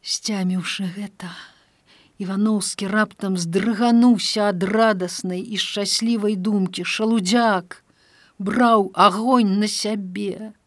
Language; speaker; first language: Belarusian; native; Belarusian